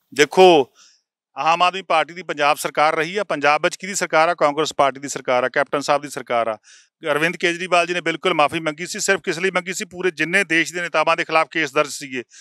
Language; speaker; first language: Punjabi; native; Punjabi